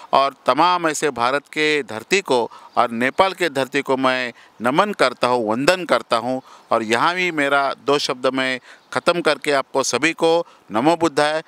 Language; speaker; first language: Hindi; non-native, local second language; Marathi